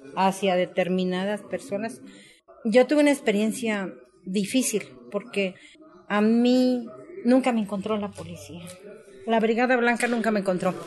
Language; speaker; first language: Spanish; native; Spanish